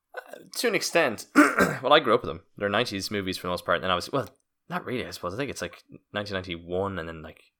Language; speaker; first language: English; native; English